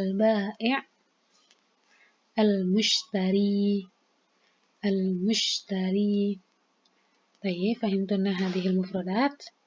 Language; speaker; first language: Arabic; non-native, fluent; Indonesian